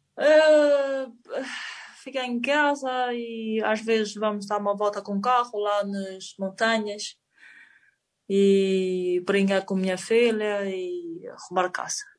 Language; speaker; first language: Portuguese; non-native, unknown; Chinese